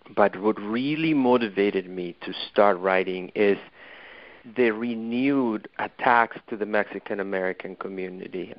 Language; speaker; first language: English; non-native, fluent; Spanish